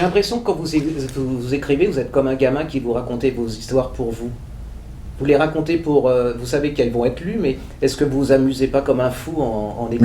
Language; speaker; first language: French; native; French